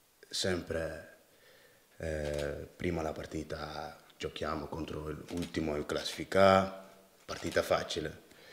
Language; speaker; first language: Italian; non-native, learner; Dutch